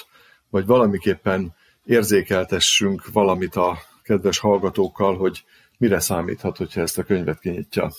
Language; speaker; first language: Hungarian; native; Hungarian